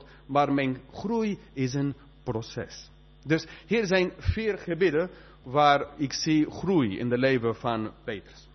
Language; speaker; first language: Dutch; non-native, fluent; English